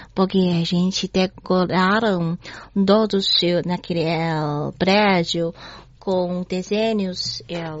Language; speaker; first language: Portuguese; non-native, learner; Chinese